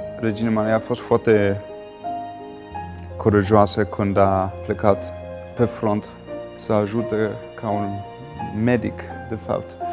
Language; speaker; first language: Romanian; non-native, fluent; English